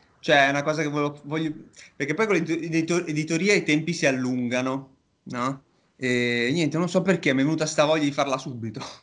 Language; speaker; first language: Italian; native; Italian